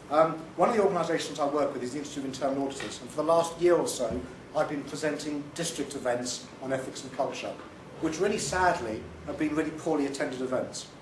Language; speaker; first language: English; native; English